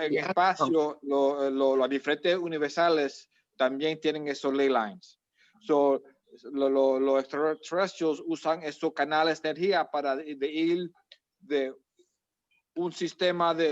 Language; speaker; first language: Spanish; early bilingual, heritage; Spanish